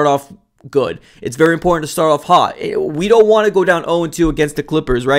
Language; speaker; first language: English; native; English